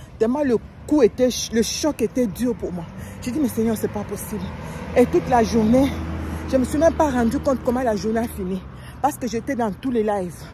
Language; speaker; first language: French; non-native, local second language; Lingala